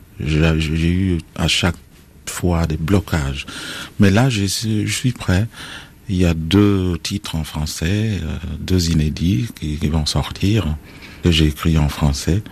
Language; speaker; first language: French; non-native, fluent; Acoli